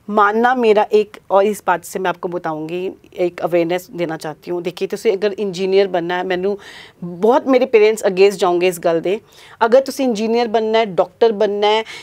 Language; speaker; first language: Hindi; non-native, local second language; Punjabi